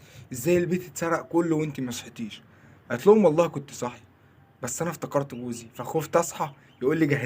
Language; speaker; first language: Arabic; native; Arabic